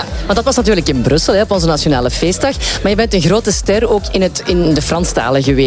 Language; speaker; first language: Dutch; native; Dutch